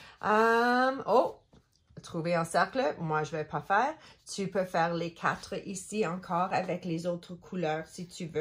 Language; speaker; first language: French; non-native, learner; English